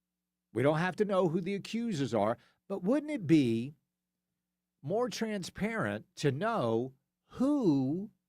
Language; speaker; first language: English; native; English